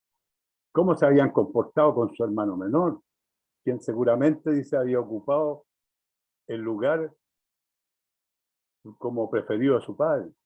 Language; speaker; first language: Spanish; native; Spanish